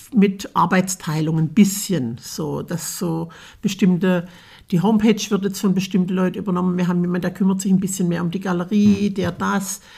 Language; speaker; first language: German; native; German